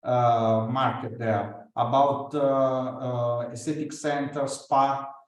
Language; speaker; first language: English; non-native, fluent; Italian